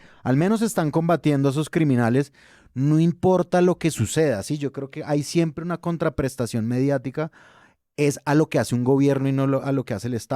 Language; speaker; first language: Spanish; native; Spanish